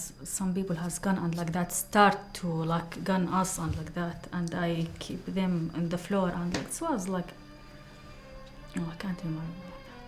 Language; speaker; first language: English; non-native, learner; Arabic